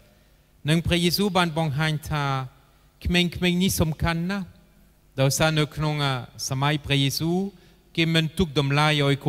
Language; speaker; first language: Khmer; non-native, fluent; French